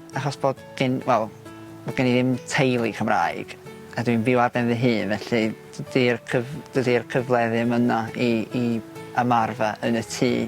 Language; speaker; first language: Welsh; non-native, fluent; English